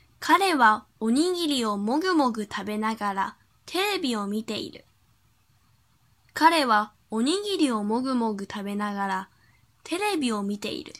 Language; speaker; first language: Japanese; non-native, fluent; Chinese